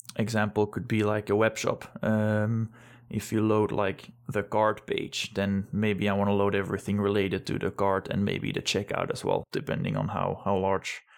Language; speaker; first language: English; non-native, fluent; Dutch